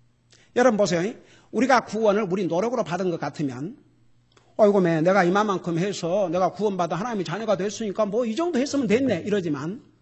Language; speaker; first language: Korean; native; Korean